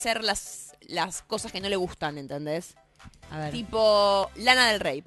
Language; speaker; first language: Spanish; native; Spanish